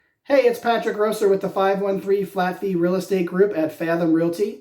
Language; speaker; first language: English; native; English